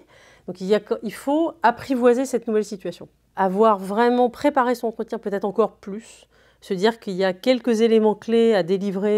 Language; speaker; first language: French; native; French